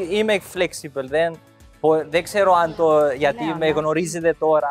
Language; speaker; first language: Greek; early bilingual, heritage; English